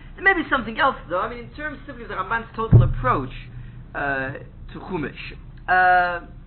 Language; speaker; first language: English; native; English